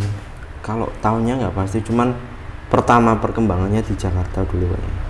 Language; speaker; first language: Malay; non-native, local second language; Javanese